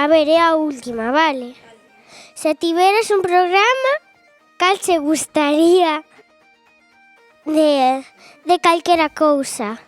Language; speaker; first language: Galician; non-native, local second language; Spanish